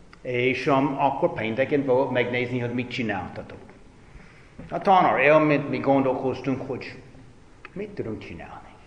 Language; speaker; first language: Hungarian; non-native, fluent; English